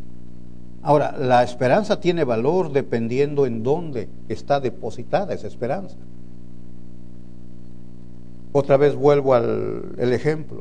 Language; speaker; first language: Spanish; native; Spanish